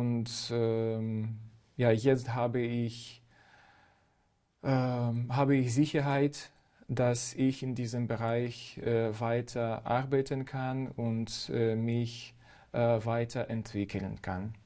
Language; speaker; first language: German; non-native, fluent; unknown